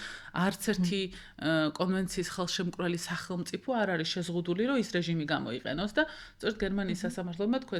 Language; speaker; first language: Georgian; native; Georgian